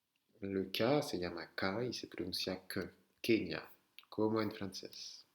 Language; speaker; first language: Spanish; non-native, fluent; French